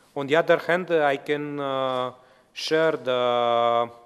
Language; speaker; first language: English; non-native, fluent; Romanian